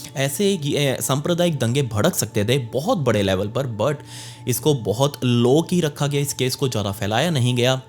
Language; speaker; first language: Hindi; native; Hindi